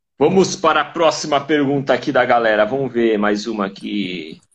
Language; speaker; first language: Portuguese; native; Portuguese